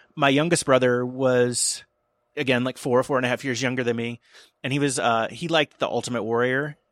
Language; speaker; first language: English; native; English